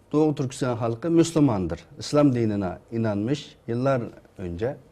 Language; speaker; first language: Turkish; non-native, fluent; Uyghur